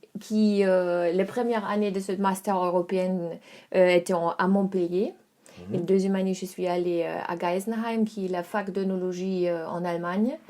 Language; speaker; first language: French; non-native, fluent; German